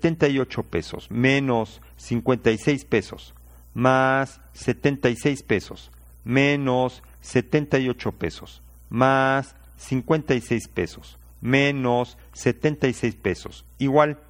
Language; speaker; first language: Spanish; native; Spanish